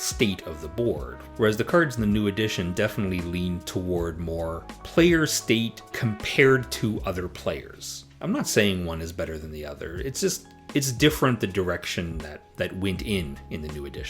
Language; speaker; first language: English; native; English